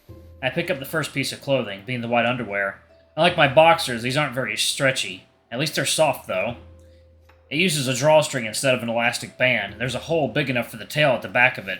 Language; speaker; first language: English; native; English